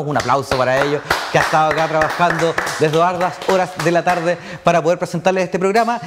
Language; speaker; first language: Spanish; native; Spanish